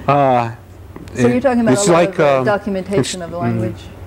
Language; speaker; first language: English; native; English